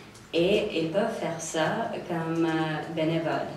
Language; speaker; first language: French; non-native, local second language; English